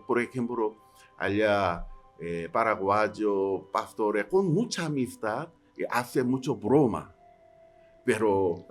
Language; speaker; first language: Spanish; non-native, learner; Korean